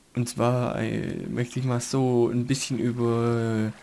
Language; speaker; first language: German; native; German